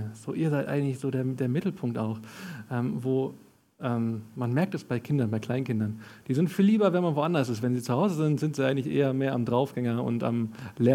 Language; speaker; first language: German; native; German